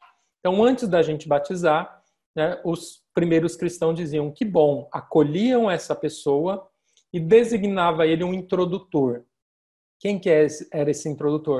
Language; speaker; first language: Portuguese; native; Portuguese